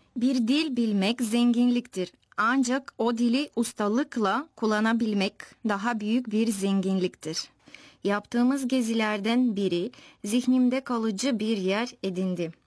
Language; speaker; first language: Turkish; non-native, fluent; Bulgarian